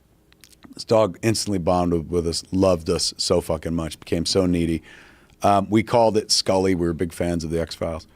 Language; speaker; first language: English; native; English